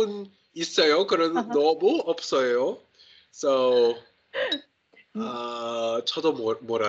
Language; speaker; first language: Korean; non-native, learner; English